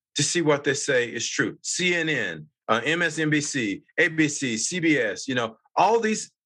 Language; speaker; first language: English; native; English